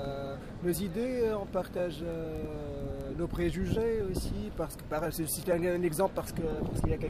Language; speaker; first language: French; non-native, local second language; Arabic